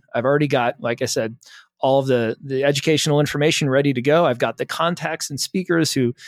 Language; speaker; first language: English; native; English